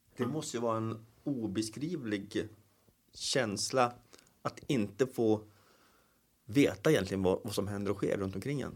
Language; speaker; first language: Swedish; native; Swedish